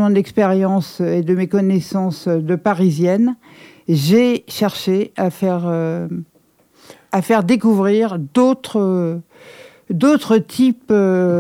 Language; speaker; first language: French; native; French